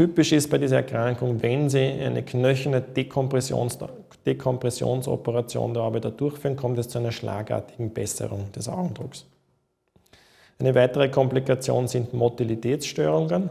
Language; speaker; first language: German; native; German